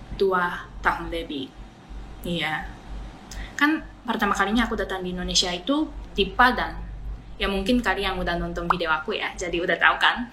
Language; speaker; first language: Indonesian; non-native, fluent; Japanese